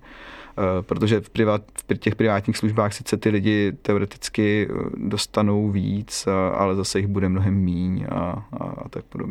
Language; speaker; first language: Czech; native; Czech